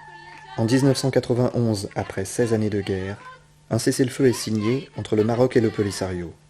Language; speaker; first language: French; native; French